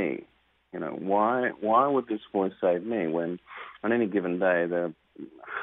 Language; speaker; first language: English; native; English